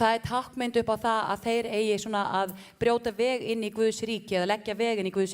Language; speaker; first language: Icelandic; native; Icelandic